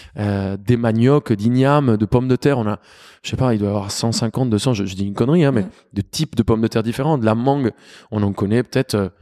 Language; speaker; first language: French; non-native, fluent; Spanish